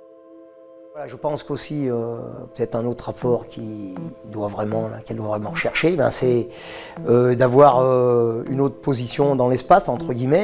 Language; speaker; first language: French; native; French